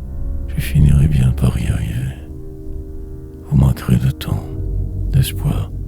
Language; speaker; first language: French; native; French